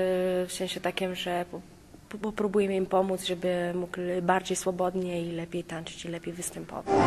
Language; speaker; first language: Polish; non-native, fluent; Slovenian